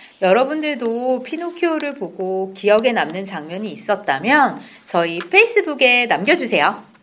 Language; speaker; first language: Korean; native; Korean